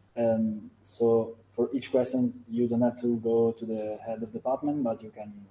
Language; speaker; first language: English; non-native, fluent; Italian